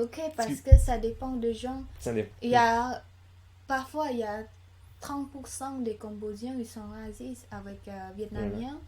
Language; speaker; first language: French; non-native, learner; Khmer